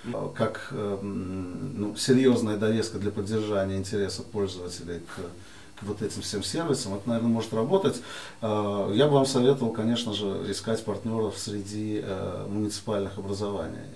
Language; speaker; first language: Russian; native; Russian